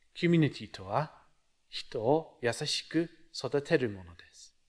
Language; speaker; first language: Japanese; non-native, fluent; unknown